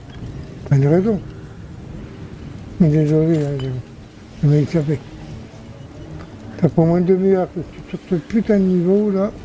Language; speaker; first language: French; native; French